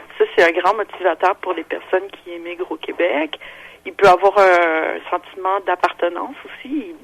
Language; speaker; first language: French; non-native, local second language; English